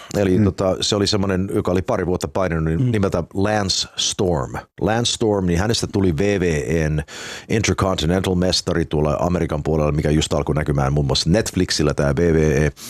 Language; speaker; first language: Finnish; early bilingual, heritage; Finnish